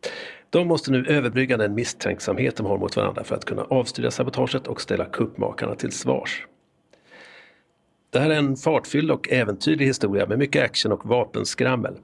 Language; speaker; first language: Swedish; native; Swedish